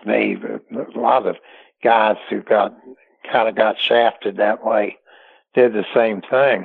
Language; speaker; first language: English; native; English